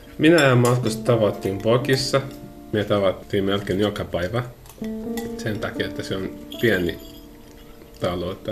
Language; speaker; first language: Finnish; non-native, learner; Arabic